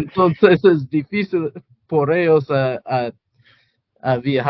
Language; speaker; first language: Spanish; non-native, fluent; English